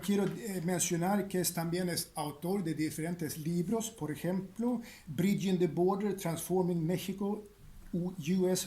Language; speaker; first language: Spanish; non-native, fluent; Swedish